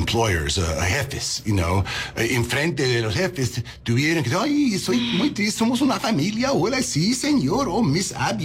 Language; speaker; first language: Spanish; non-native, learner; English